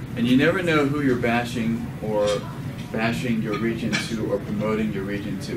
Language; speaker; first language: English; non-native, fluent; Danish